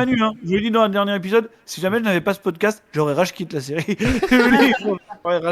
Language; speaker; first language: French; native; French